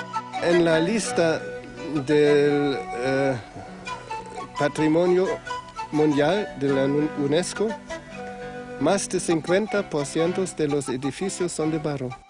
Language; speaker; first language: Spanish; non-native, fluent; German